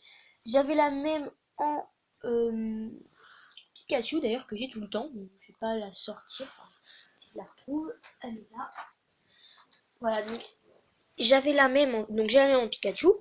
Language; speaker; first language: French; native; French